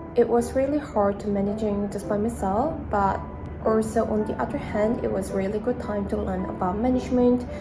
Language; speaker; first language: English; non-native, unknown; Korean